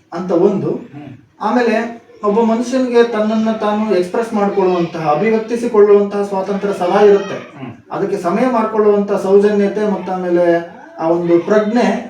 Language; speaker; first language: Kannada; native; Kannada